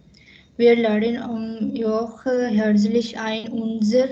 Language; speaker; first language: German; non-native, learner; Urdu